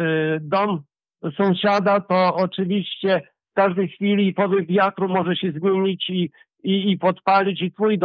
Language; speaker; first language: Polish; early bilingual, heritage; Polish